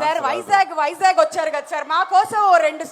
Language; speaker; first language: Telugu; native; Telugu